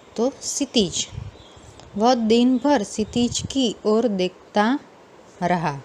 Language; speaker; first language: Hindi; non-native, local second language; Gujarati